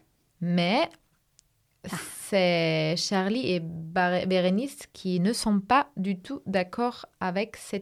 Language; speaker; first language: French; non-native, fluent; German